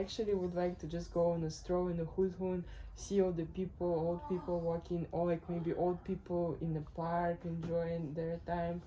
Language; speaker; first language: English; non-native, fluent; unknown